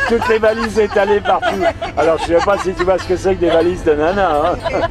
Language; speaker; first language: French; native; French